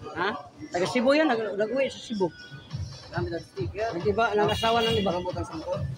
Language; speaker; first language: Filipino; non-native, local second language; Cebuano